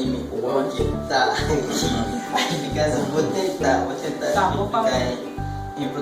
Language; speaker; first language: Portuguese; non-native, local second language; Haitian Creole